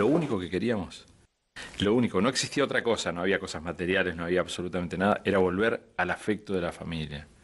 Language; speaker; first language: Spanish; native; Spanish